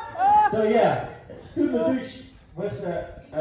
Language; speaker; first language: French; non-native, learner; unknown